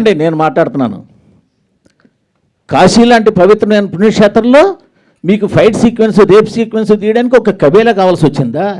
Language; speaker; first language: Telugu; native; Telugu